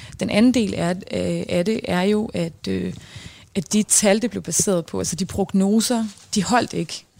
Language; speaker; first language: Danish; native; Danish